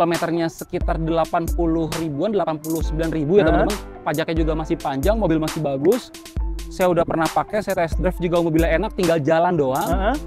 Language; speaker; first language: Indonesian; native; Indonesian